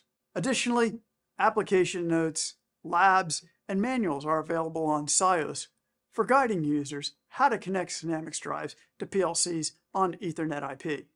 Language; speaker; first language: English; native; English